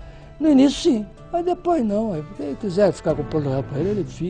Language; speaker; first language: Portuguese; native; Portuguese